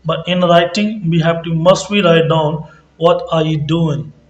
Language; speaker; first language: English; non-native, local second language; Punjabi